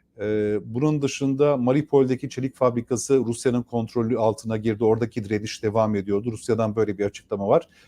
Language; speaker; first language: Turkish; native; Turkish